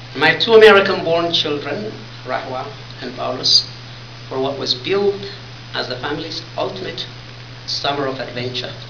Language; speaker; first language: English; non-native, fluent; Tigrinya